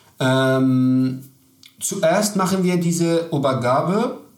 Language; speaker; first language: German; non-native, learner; Persian